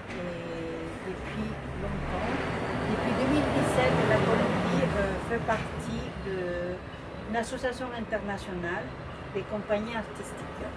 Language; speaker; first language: French; non-native, fluent; Spanish